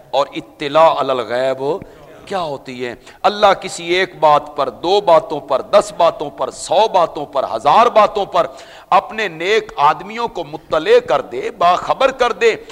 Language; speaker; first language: Urdu; non-native, local second language; Punjabi